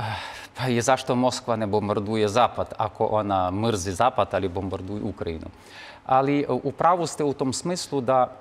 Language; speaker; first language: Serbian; non-native, fluent; Ukrainian